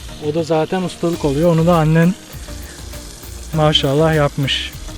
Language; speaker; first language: Turkish; native; Turkish